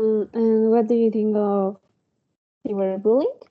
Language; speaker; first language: English; non-native, learner; Spanish